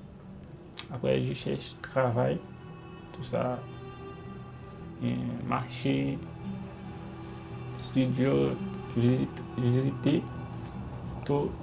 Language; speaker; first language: French; non-native, learner; Haitian Creole